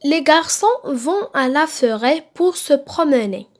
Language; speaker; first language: French; non-native, local second language; Arabic